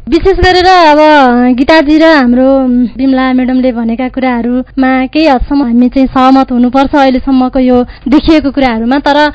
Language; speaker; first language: Nepali; native; Nepali